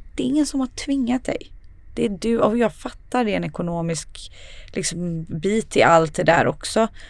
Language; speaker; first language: Swedish; early bilingual, other home language; Serbian